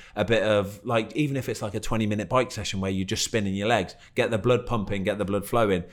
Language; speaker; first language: English; native; English